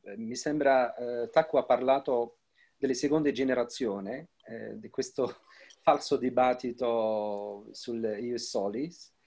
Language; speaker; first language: Italian; non-native, fluent; Arabic